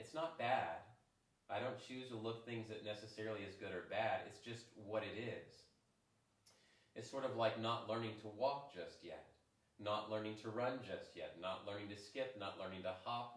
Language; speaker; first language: English; native; English